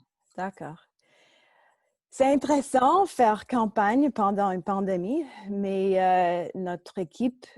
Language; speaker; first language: French; non-native, local second language; English